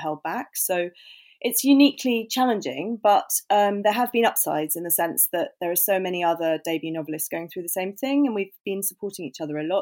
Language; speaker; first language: English; native; English